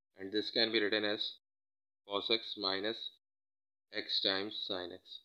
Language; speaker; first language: English; non-native, local second language; Urdu